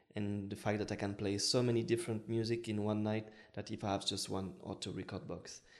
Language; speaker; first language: English; non-native, fluent; French